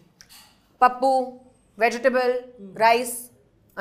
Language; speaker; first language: Telugu; non-native, local second language; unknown